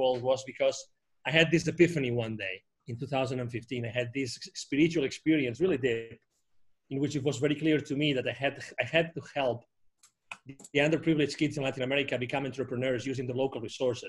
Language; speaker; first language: English; non-native, fluent; Spanish